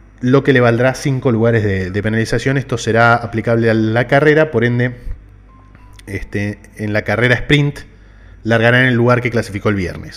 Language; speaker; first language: Spanish; native; Spanish